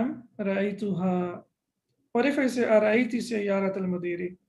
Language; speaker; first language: Arabic; non-native, fluent; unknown